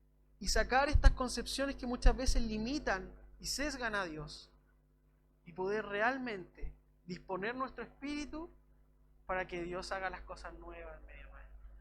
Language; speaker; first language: Spanish; native; Spanish